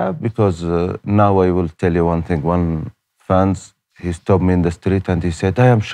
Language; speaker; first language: English; non-native, learner; Arabic